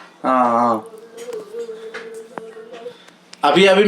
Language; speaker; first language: Hindi; non-native, local second language; Khasi